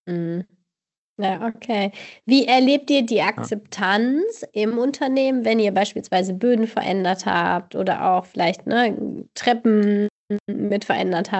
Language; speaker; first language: German; native; German